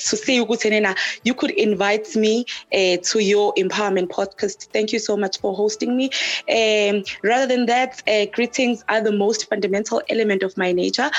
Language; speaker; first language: English; non-native, local second language; Zulu